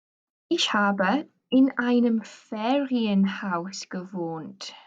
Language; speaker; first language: German; non-native, fluent; English